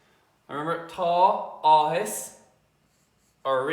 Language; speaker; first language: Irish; non-native, fluent; English